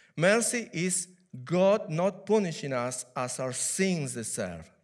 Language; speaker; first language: English; non-native, fluent; Spanish